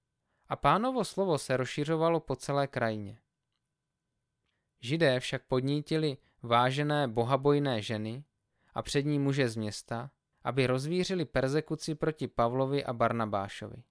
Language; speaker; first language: Czech; native; Czech